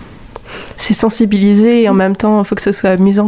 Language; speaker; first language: French; native; French